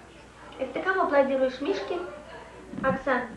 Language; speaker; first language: Russian; native; Russian